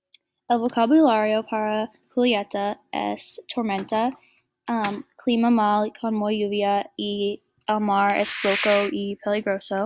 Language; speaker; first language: Spanish; non-native, learner; English